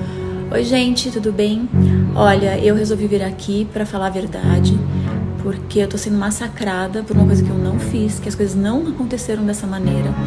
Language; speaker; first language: Portuguese; native; Portuguese